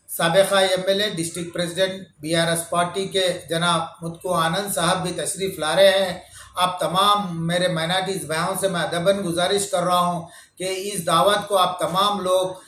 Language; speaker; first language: Urdu; native; Urdu